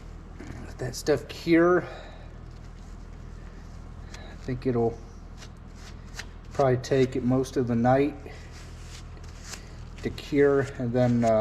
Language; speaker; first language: English; native; English